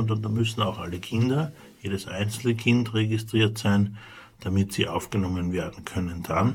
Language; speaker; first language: German; native; German